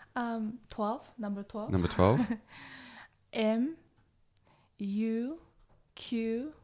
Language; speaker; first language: English; non-native, learner; Chinese